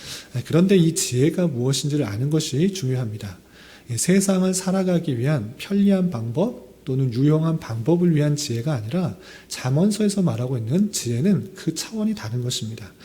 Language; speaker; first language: Korean; native; Korean